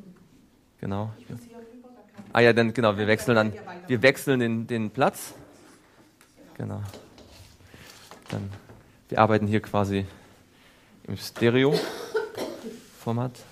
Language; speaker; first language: German; native; German